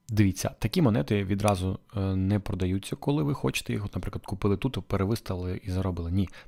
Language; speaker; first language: Ukrainian; non-native, local second language; Russian